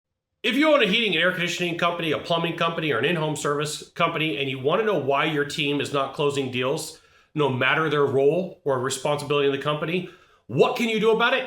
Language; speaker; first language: English; native; English